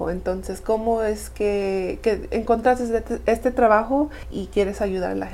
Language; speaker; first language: Spanish; early bilingual, heritage; Spanish